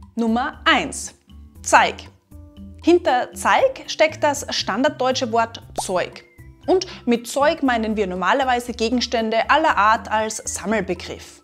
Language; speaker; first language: German; native; German